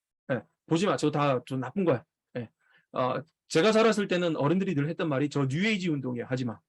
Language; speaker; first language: Korean; native; Korean